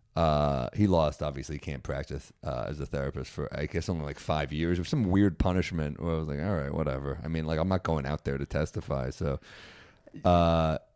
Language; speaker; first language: English; native; English